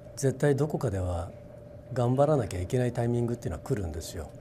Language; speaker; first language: Japanese; native; Japanese